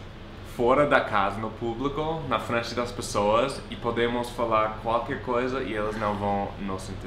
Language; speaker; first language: Portuguese; non-native, fluent; English